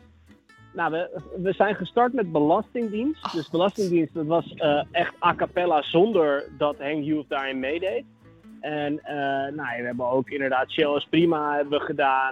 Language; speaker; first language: Dutch; native; Dutch